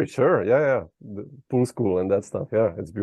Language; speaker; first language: English; non-native, fluent; Slovenian